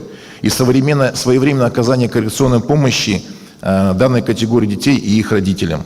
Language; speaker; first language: Russian; native; Russian